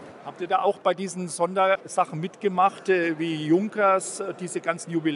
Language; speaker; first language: German; native; German